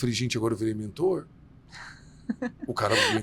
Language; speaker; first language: Portuguese; native; Portuguese